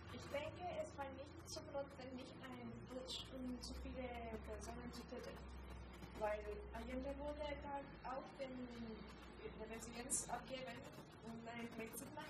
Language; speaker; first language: German; non-native, learner; Spanish